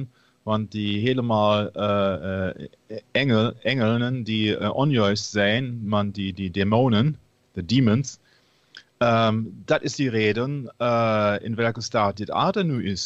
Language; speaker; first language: Dutch; non-native, learner; German